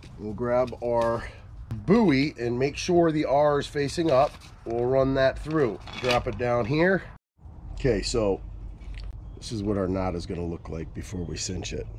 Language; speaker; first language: English; native; English